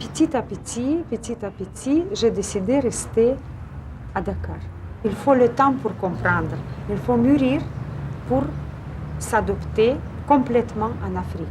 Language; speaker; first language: French; non-native, fluent; Russian